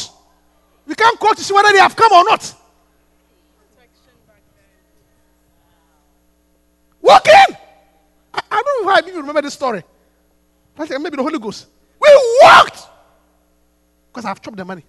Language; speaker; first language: English; non-native, local second language; Akan